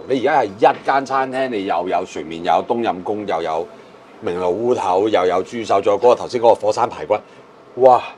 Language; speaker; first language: Cantonese; native; Cantonese